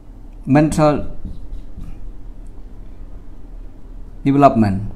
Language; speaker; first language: English; non-native, fluent; Khmer